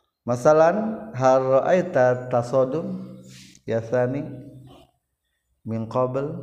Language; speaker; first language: Arabic; non-native, learner; Indonesian